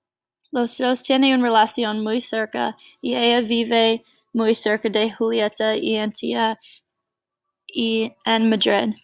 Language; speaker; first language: Spanish; non-native, learner; English